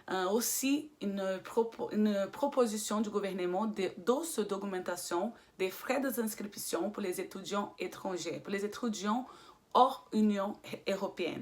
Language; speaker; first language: French; non-native, fluent; Portuguese